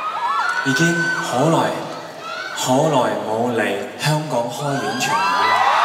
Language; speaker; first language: Cantonese; non-native, learner; Chinese